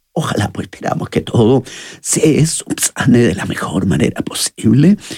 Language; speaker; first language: Spanish; native; Spanish